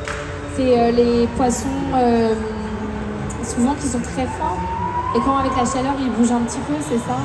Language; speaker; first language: French; native; French